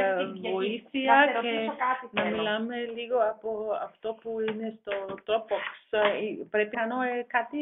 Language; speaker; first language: Greek; non-native, learner; German